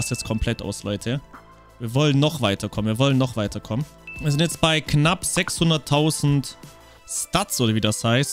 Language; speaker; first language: German; native; German